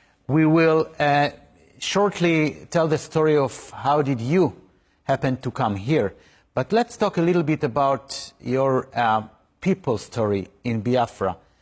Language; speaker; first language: English; non-native, fluent; Hebrew